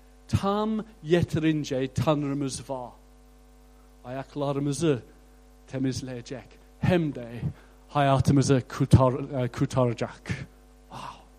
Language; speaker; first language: Turkish; non-native, fluent; English